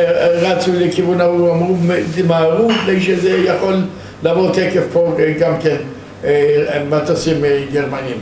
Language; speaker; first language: Hebrew; non-native, fluent; Yiddish